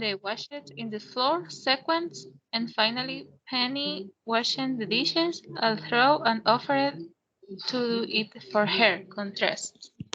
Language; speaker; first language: English; non-native, learner; Spanish